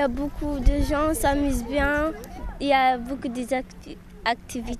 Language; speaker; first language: French; non-native, local second language; Comorian